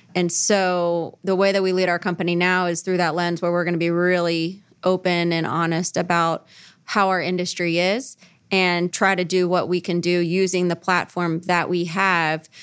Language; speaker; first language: English; native; English